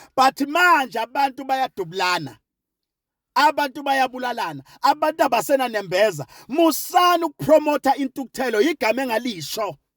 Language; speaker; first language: Zulu; non-native, local second language; Swati